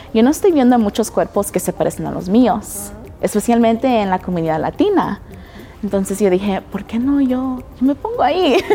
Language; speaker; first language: Spanish; early bilingual, heritage; Spanish